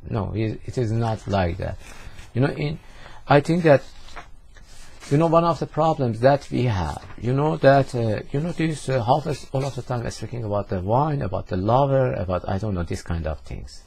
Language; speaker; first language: English; non-native, fluent; Persian